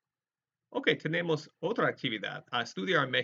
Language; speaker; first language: Spanish; non-native, fluent; English